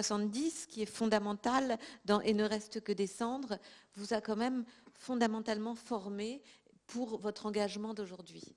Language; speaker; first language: French; native; French